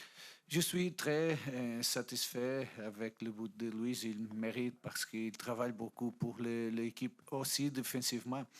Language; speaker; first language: French; non-native, fluent; Portuguese